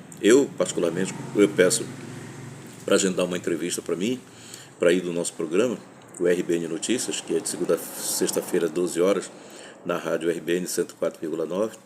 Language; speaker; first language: Portuguese; native; Portuguese